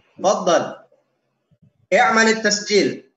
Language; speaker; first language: Arabic; non-native, fluent; Indonesian